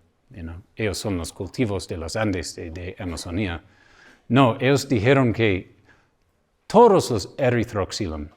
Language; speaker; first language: Spanish; non-native, fluent; English